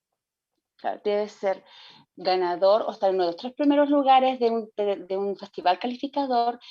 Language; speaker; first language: Spanish; native; Spanish